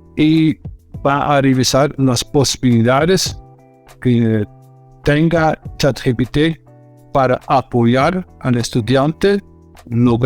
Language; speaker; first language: Spanish; non-native, fluent; Dutch